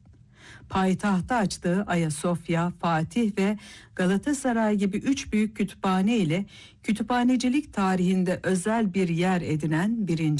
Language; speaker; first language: Turkish; native; Turkish